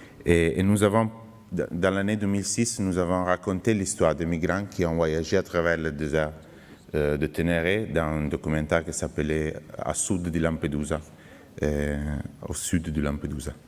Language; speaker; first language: French; non-native, fluent; Italian